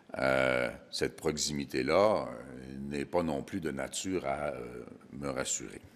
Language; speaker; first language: French; native; French